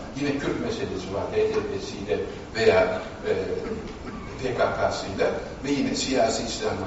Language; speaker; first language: Turkish; native; Turkish